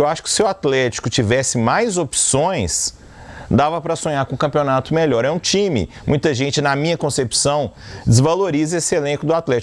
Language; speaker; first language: Portuguese; native; Portuguese